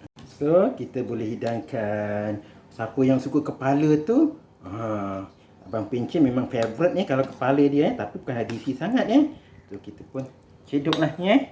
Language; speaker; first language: Malay; native; Malay